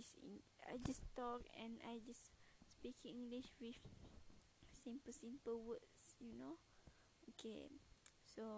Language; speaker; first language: English; non-native, learner; Malay